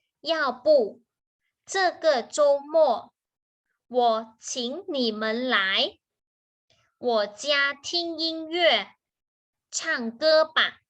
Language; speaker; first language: Chinese; non-native, fluent; Thai